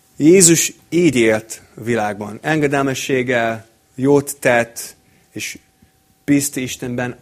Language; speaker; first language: Hungarian; non-native, fluent; English